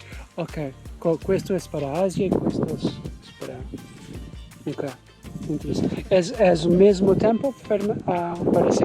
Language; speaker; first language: Spanish; non-native, learner; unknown